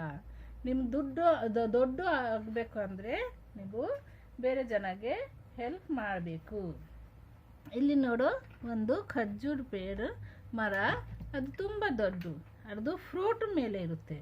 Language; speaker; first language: Kannada; non-native, local second language; Hindi